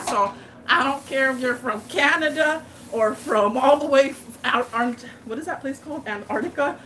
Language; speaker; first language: English; native; English